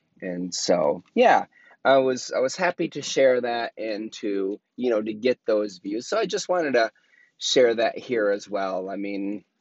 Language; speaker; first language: English; native; English